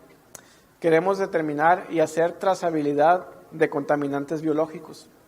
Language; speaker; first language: Spanish; native; Spanish